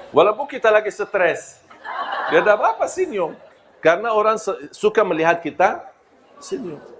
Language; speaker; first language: Malay; non-native, fluent; Arabic